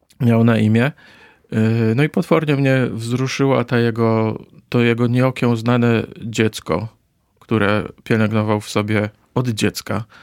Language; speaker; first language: Polish; native; Polish